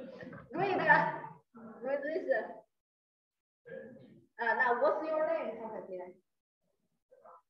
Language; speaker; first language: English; non-native, learner; Chinese